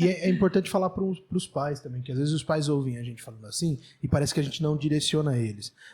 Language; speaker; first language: Portuguese; native; Portuguese